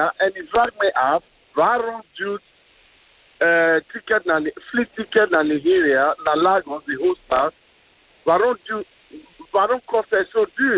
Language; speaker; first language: Dutch; non-native, learner; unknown